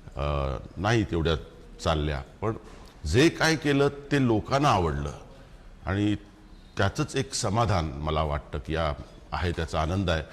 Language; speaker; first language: Marathi; native; Marathi